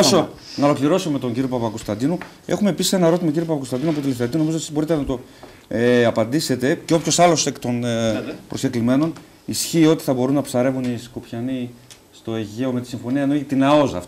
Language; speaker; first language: Greek; native; Greek